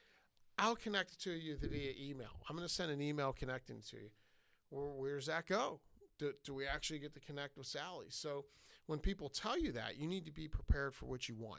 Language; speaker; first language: English; native; English